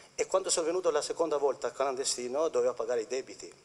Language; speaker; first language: Italian; non-native, fluent; Albanian